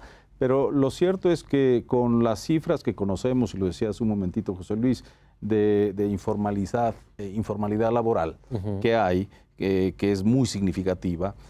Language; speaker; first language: Spanish; native; Spanish